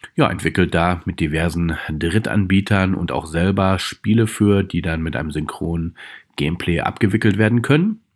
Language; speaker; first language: German; native; German